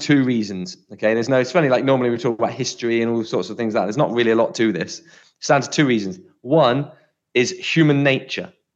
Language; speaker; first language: English; native; English